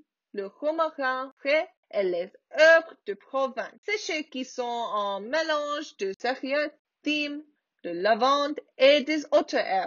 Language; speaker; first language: French; non-native, learner; English